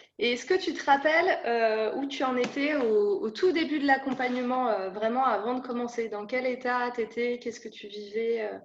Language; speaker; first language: French; native; French